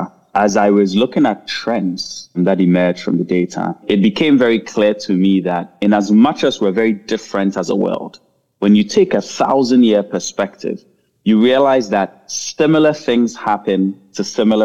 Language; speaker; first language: English; non-native, local second language; Akan